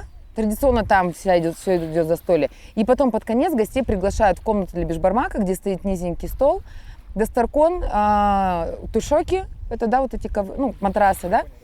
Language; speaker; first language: Russian; native; Russian